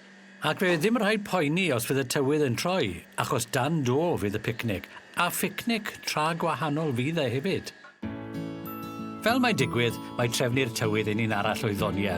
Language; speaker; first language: Welsh; native; Welsh